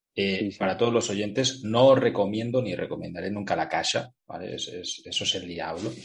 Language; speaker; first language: Spanish; native; Spanish